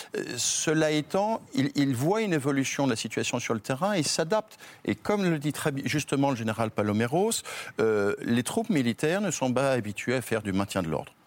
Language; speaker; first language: French; native; French